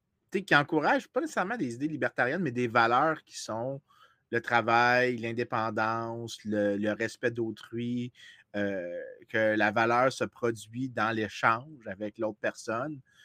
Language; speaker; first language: French; native; French